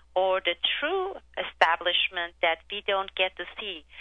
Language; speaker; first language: English; non-native, fluent; Turkish